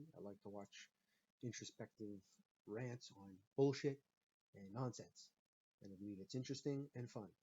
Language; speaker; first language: English; native; English